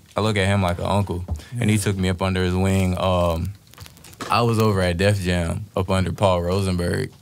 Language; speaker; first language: English; native; English